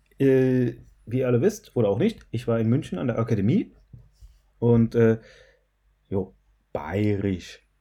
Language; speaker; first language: German; native; German